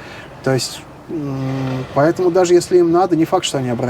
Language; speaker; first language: Russian; native; Russian